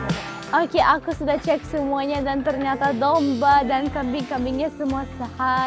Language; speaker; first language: Indonesian; non-native, fluent; German